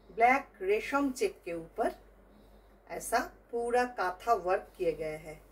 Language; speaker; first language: Hindi; non-native, local second language; Bangla